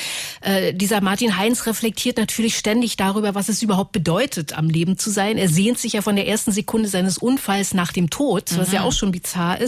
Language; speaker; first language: German; native; German